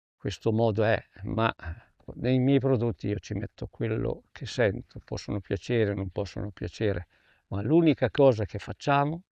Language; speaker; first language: Italian; native; Italian